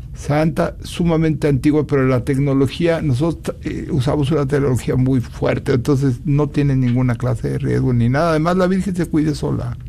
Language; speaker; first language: Spanish; native; Spanish